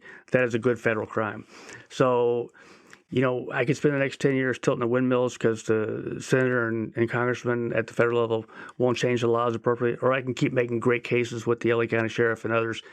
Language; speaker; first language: English; native; English